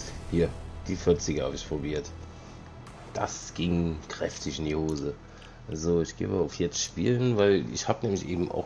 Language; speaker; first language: German; native; German